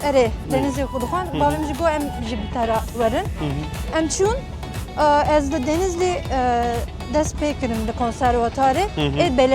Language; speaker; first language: Kurdish; non-native, local second language; Turkish